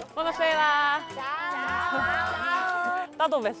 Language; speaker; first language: Italian; non-native, learner; Korean